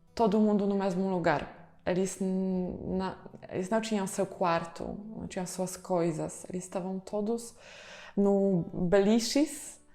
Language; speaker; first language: Portuguese; non-native, fluent; Polish